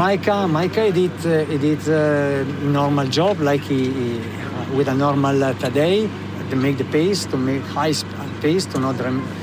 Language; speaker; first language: English; non-native, learner; Italian